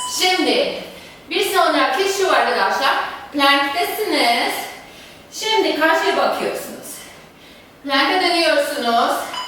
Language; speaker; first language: Turkish; non-native, fluent; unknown